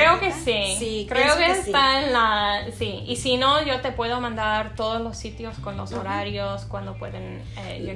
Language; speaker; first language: Spanish; non-native, fluent; English